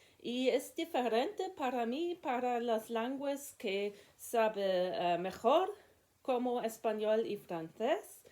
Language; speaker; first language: Spanish; non-native, learner; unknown